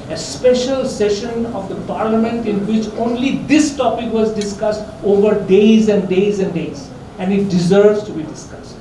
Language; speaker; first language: English; non-native, local second language; Bangla